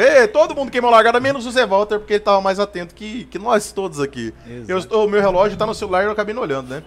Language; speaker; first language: Portuguese; native; Portuguese